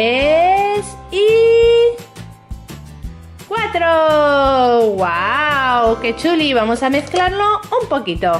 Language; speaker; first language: Spanish; native; Spanish